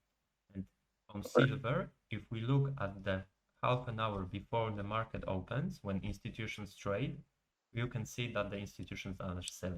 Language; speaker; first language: English; non-native, fluent; Polish